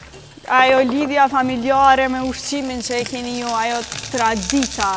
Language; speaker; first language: Albanian; native; Albanian